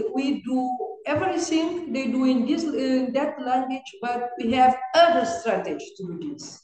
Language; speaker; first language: English; non-native, learner; Kabuverdianu